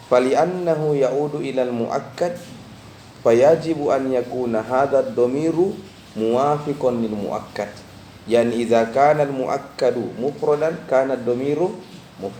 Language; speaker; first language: Arabic; non-native, fluent; Indonesian